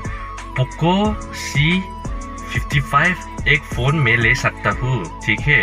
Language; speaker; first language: Hindi; non-native, learner; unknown